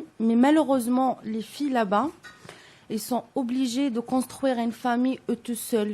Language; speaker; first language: French; non-native, local second language; Arabic